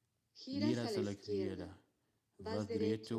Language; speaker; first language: Spanish; non-native, learner; English